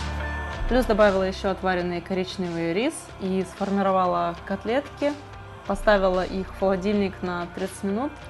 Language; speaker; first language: Russian; native; Russian